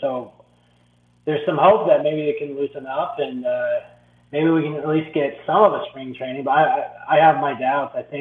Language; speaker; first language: English; native; English